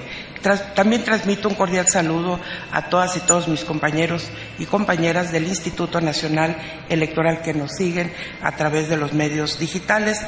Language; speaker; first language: Spanish; native; Spanish